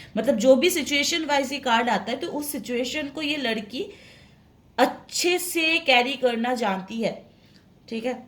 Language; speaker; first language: Hindi; non-native, local second language; Bangla